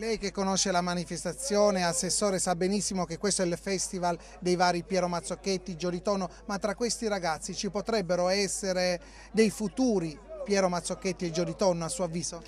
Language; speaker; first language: Italian; native; Italian